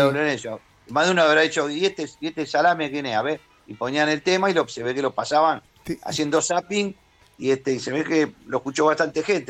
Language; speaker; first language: Spanish; native; Spanish